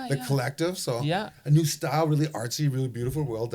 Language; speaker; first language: English; native; English